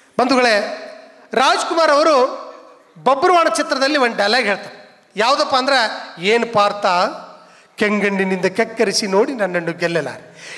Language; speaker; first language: Kannada; native; Kannada